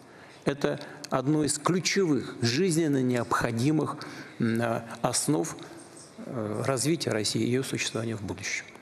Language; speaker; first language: Russian; native; Russian